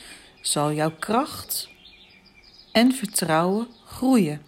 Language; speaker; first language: Dutch; native; Dutch